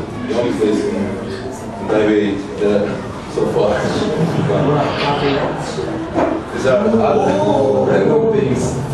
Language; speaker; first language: English; non-native, learner; Italian